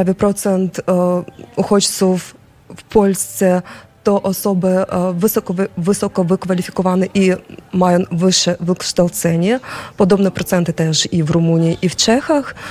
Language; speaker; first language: Polish; non-native, fluent; Ukrainian